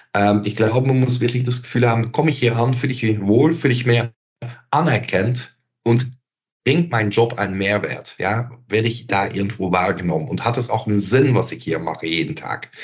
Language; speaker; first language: German; non-native, fluent; Dutch